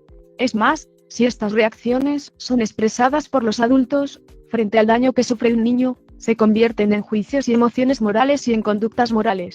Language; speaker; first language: Spanish; native; Spanish